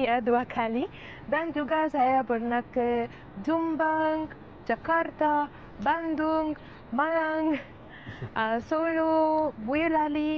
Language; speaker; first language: Indonesian; non-native, fluent; Arabic